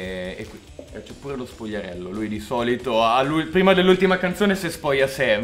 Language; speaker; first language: Italian; native; Italian